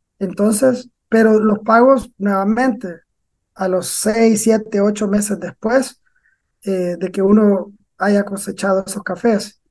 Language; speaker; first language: Spanish; native; Spanish